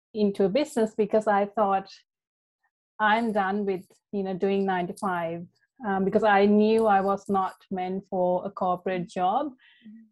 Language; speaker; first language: English; non-native, local second language; Sinhala